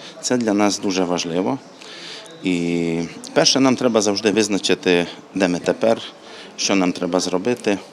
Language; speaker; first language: Ukrainian; non-native, local second language; Hungarian